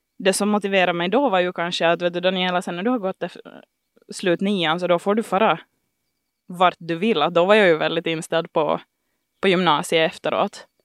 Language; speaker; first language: Swedish; native; Swedish